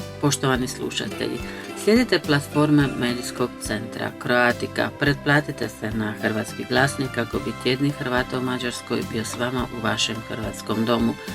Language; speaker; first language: Bosnian; early bilingual, heritage; Croatian